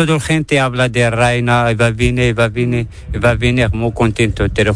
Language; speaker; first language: Spanish; non-native, learner; Arabic